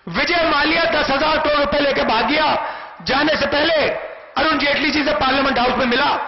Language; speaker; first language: Hindi; native; Hindi